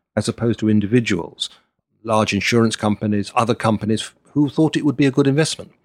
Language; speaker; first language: English; native; English